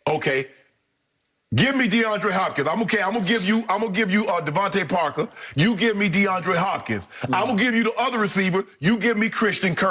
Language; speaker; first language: English; native; English